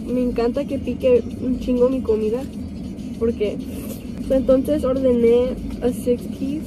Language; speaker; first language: Spanish; early bilingual, heritage; Spanish